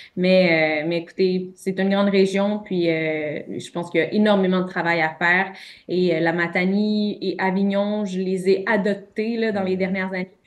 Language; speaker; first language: French; native; French